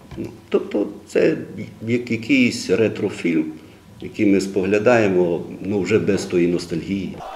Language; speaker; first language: Ukrainian; native; Ukrainian